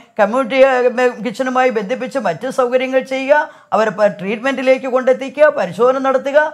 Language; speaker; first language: Malayalam; native; Malayalam